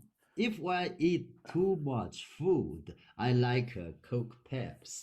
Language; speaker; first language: English; non-native, learner; Chinese